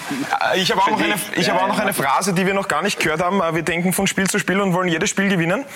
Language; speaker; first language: German; native; German